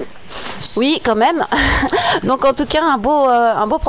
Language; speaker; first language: French; native; French